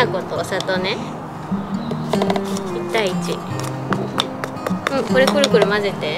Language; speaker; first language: Japanese; native; Japanese